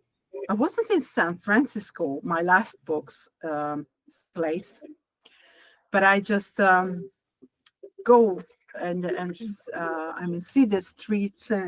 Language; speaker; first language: English; non-native, learner; Hungarian